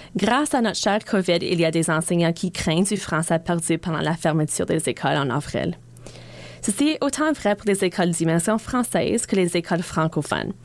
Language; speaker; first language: French; non-native, local second language; English